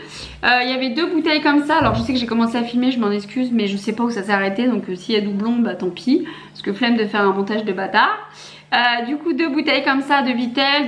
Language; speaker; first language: French; native; French